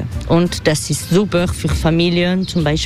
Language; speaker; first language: German; non-native, fluent; French